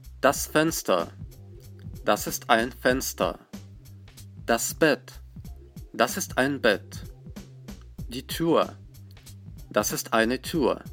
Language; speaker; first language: German; non-native, fluent; Russian